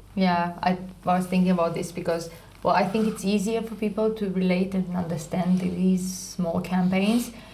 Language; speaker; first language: English; non-native, fluent; Romanian